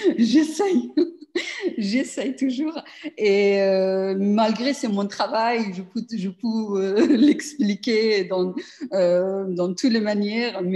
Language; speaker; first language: French; non-native, learner; Persian